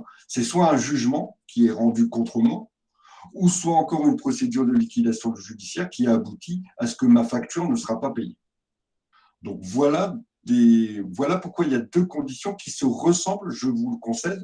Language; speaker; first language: French; native; French